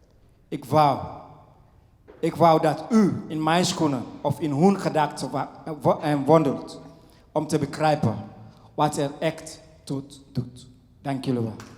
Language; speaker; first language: Dutch; non-native, fluent; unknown